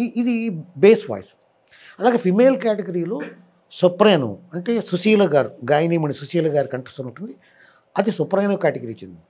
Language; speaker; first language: Telugu; native; Telugu